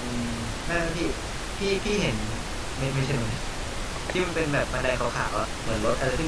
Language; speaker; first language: Thai; native; Thai